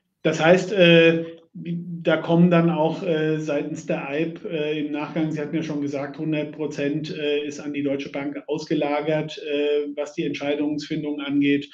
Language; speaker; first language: German; native; German